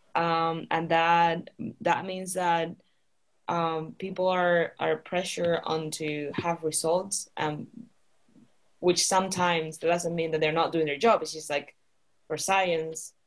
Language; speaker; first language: English; non-native, fluent; Spanish